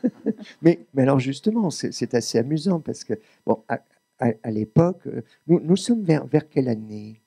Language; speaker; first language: French; native; French